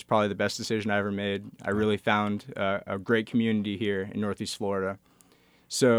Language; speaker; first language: English; native; English